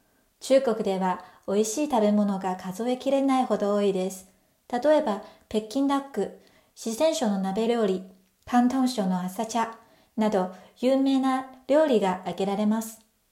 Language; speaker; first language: Japanese; non-native, fluent; Chinese